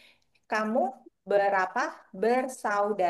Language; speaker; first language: Indonesian; native; Indonesian